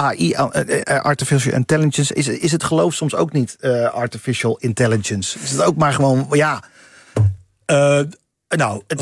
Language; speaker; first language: Dutch; native; Dutch